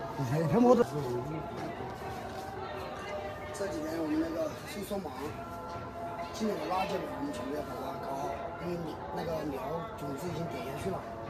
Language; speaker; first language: Chinese; native; Chinese